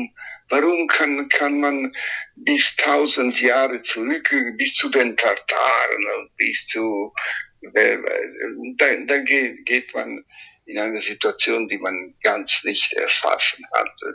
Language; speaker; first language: German; non-native, fluent; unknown